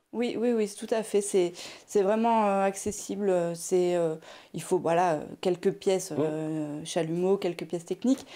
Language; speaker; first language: French; native; French